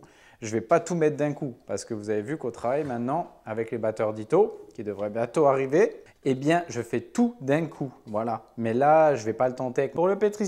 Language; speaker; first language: French; native; French